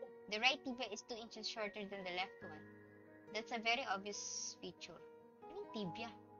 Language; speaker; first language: English; non-native, local second language; Filipino